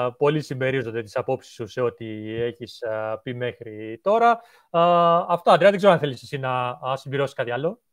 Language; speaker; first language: Greek; native; Greek